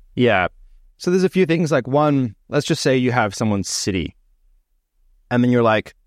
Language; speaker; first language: English; native; English